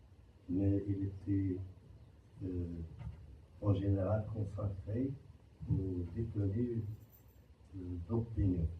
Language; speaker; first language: French; non-native, local second language; Arabic